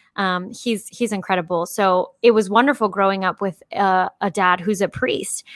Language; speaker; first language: English; early bilingual, heritage; English